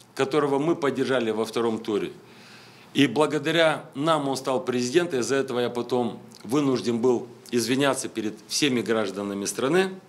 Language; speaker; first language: Russian; native; Russian